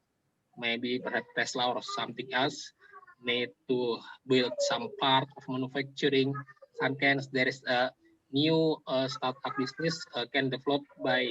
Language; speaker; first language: English; non-native, local second language; Indonesian